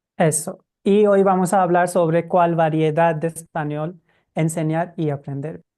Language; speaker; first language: Spanish; non-native, fluent; Hindi